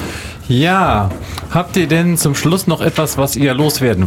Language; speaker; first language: German; native; German